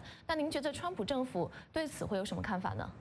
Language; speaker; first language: Chinese; native; Chinese